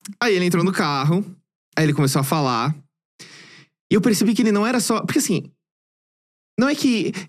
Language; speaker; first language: Portuguese; native; Portuguese